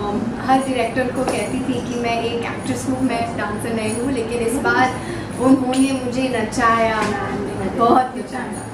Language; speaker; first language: Hindi; non-native, local second language; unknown